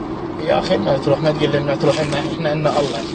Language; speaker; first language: Arabic; native; Arabic